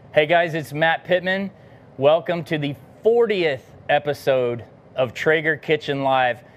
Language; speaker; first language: English; native; English